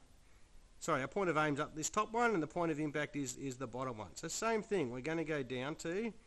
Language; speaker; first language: English; native; English